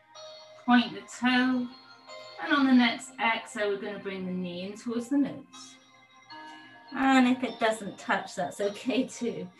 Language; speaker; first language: English; native; English